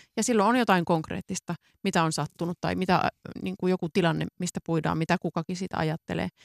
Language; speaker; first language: Finnish; native; Finnish